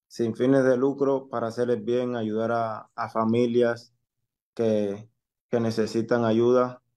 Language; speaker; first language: Spanish; native; Spanish